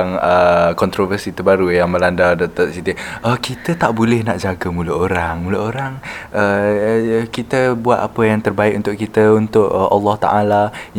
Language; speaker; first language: English; non-native, local second language; Malay